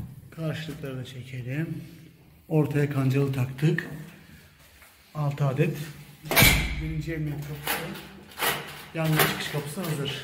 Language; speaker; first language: Turkish; native; Turkish